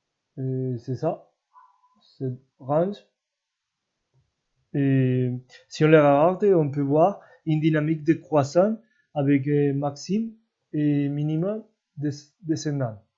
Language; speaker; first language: French; non-native, learner; Spanish